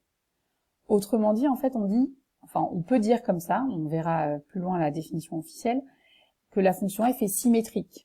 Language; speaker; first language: French; native; French